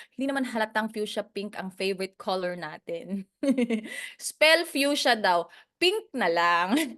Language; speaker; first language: Filipino; non-native, local second language; Cebuano